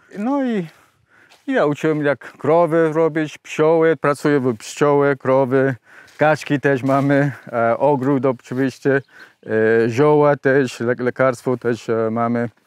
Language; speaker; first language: Polish; non-native, learner; Spanish